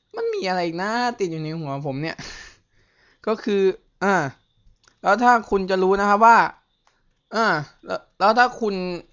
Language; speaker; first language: Thai; native; Thai